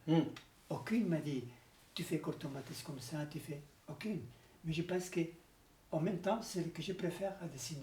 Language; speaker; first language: French; non-native, learner; Spanish